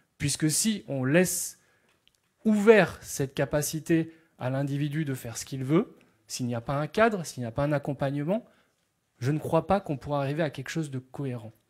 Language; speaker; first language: French; native; French